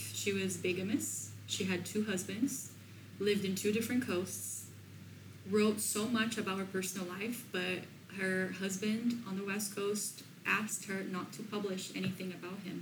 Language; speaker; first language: English; non-native, fluent; Portuguese